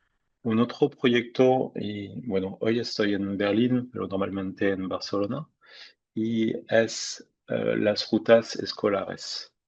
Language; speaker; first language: Spanish; non-native, fluent; French